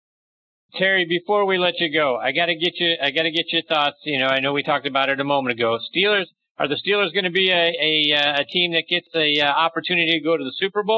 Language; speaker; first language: English; native; English